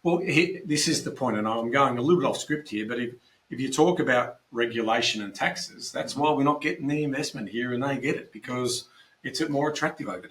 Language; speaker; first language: English; native; English